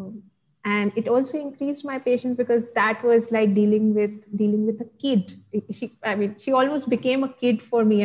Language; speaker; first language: English; non-native, local second language; Gujarati